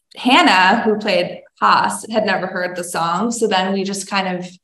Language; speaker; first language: English; native; English